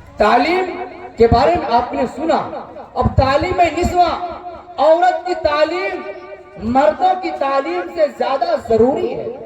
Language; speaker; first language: Urdu; native; Urdu